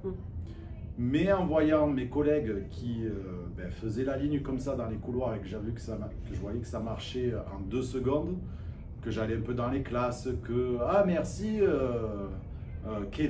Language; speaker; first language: French; native; French